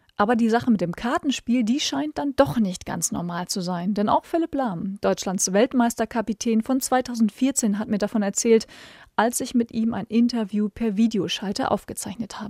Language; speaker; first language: German; native; German